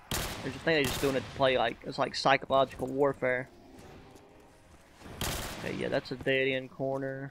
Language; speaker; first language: English; native; English